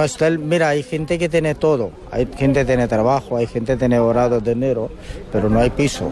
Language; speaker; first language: Spanish; non-native, learner; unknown